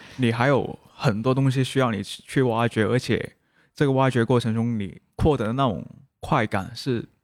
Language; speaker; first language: Chinese; non-native, local second language; Cantonese